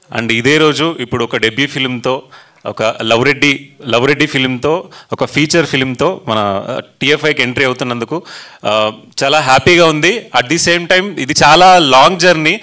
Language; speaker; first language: Telugu; native; Telugu